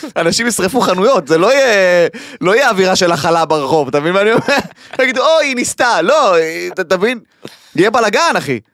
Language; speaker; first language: Hebrew; native; Hebrew